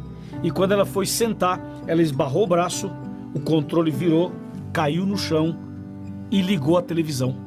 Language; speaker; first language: Portuguese; native; Portuguese